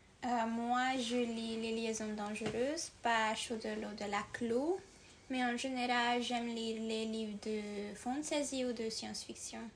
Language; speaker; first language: French; non-native, learner; Hungarian